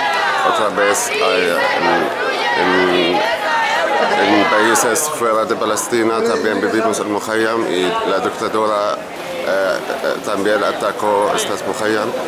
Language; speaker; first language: Spanish; non-native, fluent; Arabic